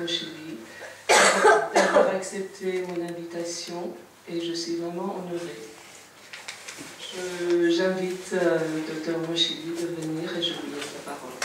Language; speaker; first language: French; non-native, fluent; Persian